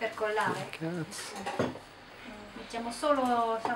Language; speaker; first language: Italian; non-native, learner; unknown